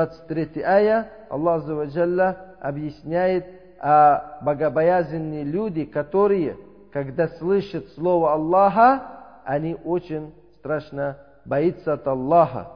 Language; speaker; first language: Russian; non-native, learner; Uzbek